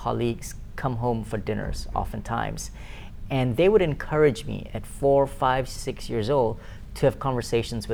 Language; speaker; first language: English; non-native, local second language; Malay